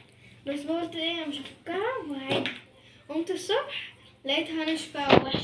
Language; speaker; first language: Arabic; native; Arabic